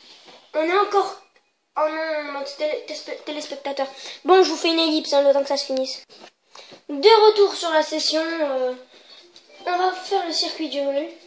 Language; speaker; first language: French; native; French